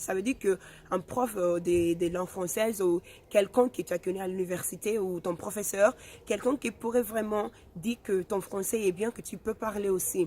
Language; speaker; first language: French; non-native, fluent; Spanish